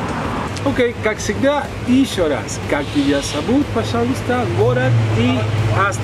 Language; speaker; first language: Russian; non-native, learner; Spanish